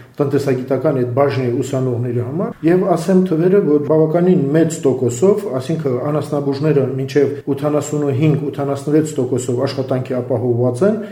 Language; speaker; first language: Armenian; native; Armenian